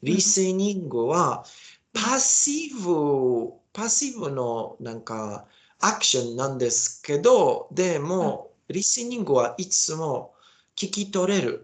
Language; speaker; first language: Japanese; non-native, learner; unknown